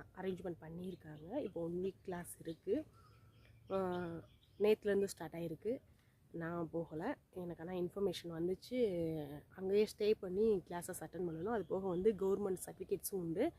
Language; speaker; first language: Tamil; native; Tamil